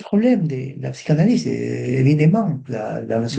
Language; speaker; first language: French; non-native, fluent; Spanish